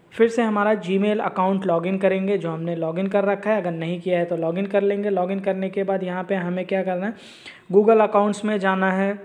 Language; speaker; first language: Hindi; native; Hindi